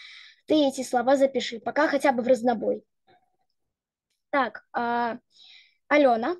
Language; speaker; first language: Russian; native; Russian